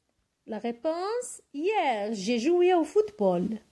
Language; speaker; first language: French; non-native, local second language; Arabic